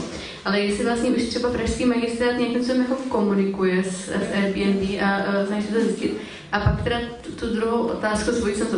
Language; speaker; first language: Czech; native; Czech